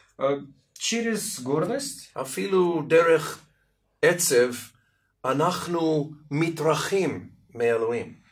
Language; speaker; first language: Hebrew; non-native, fluent; Russian